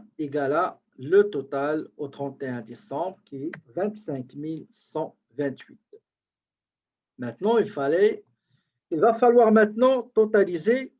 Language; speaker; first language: French; native; French